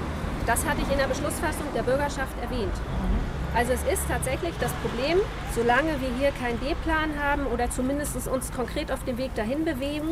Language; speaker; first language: German; native; German